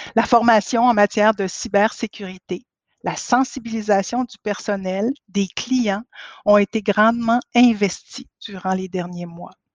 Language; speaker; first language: French; native; French